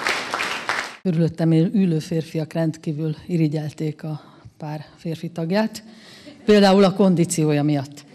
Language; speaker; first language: Hungarian; native; Hungarian